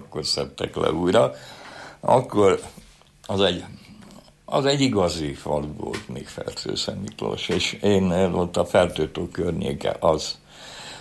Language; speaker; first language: Hungarian; native; Hungarian